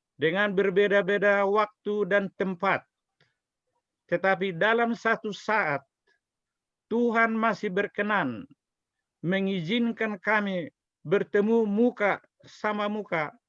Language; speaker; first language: Indonesian; native; Indonesian